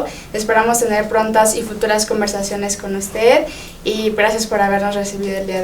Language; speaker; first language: Spanish; native; Spanish